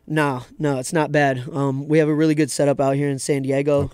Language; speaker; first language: English; native; English